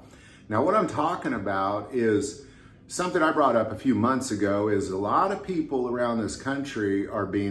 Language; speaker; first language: English; native; English